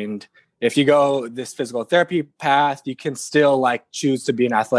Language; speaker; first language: English; native; English